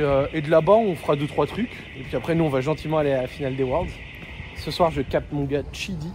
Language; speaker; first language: French; native; French